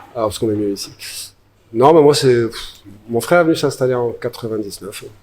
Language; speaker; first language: French; native; French